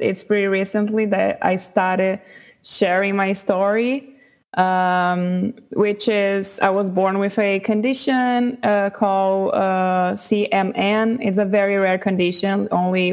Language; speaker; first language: English; non-native, fluent; Portuguese